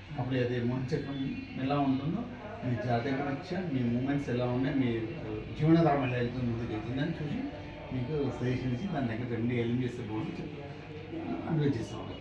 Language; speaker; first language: Telugu; non-native, local second language; Malayalam